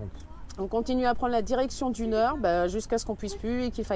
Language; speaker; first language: French; native; French